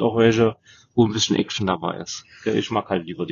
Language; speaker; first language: German; native; German